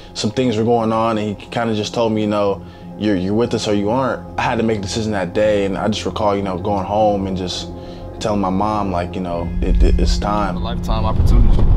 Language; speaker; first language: English; native; English